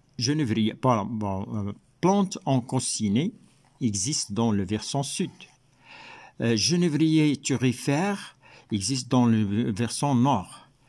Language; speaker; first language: French; non-native, local second language; Arabic